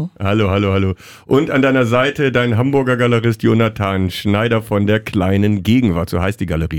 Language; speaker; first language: German; native; German